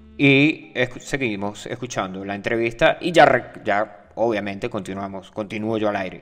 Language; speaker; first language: Spanish; native; Spanish